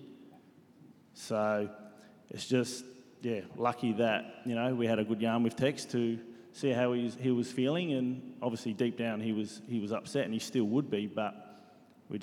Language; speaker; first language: English; native; English